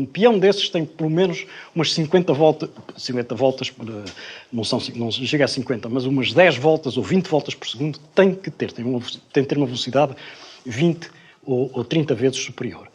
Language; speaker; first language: Portuguese; native; Portuguese